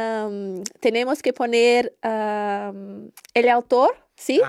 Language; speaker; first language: Spanish; non-native, learner; Portuguese